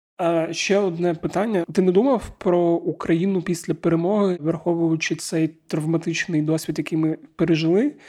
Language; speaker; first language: Ukrainian; native; Ukrainian